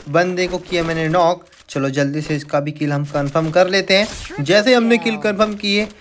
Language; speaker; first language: Hindi; native; Hindi